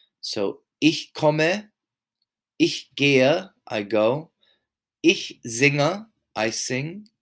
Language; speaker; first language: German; non-native, fluent; English